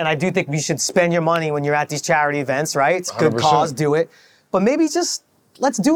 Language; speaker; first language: English; native; English